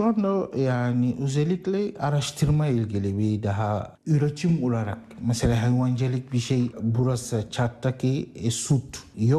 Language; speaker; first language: Turkish; non-native, learner; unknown